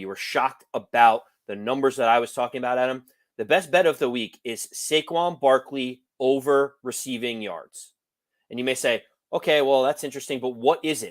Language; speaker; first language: English; native; English